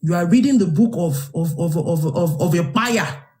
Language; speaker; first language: English; non-native, local second language; Yoruba